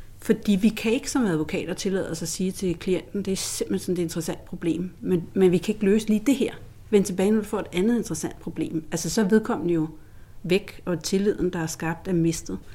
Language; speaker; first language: Danish; native; Danish